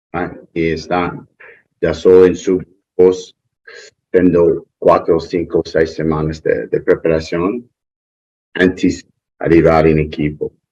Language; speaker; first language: Spanish; non-native, learner; English